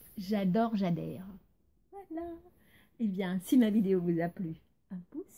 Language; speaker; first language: French; native; French